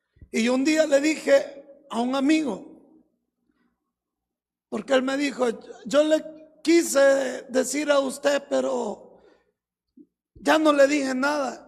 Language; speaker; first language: Spanish; native; Spanish